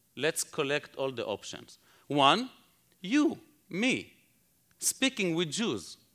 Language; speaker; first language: English; non-native, fluent; Hebrew